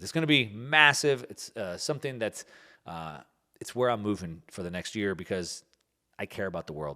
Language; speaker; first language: English; native; English